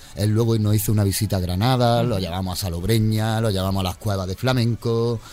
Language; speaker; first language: Spanish; native; Spanish